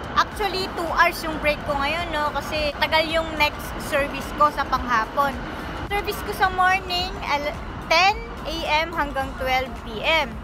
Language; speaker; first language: Filipino; native; Filipino